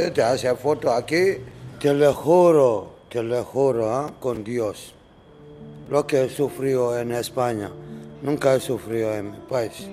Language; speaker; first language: Spanish; non-native, learner; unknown